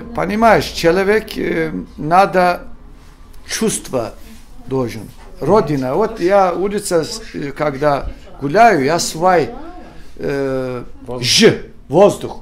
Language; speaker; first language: Russian; non-native, learner; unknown